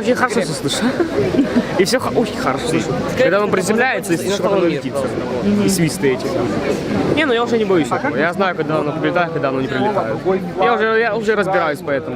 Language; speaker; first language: Russian; native; Russian